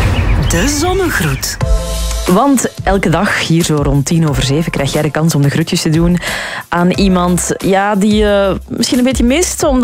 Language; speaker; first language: Dutch; native; Dutch